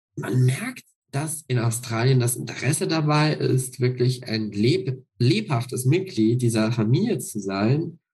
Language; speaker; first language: German; native; German